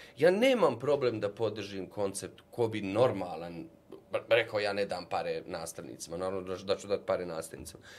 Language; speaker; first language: Bosnian; native; Bosnian